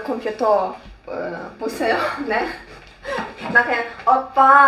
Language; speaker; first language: Korean; non-native, learner; Ukrainian